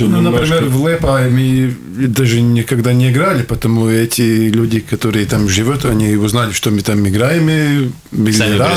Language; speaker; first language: Russian; non-native, local second language; Latvian